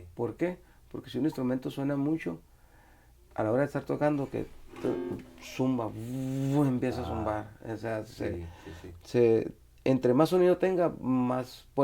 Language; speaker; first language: Spanish; native; Spanish